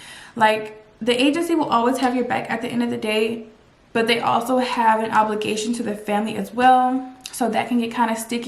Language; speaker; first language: English; native; English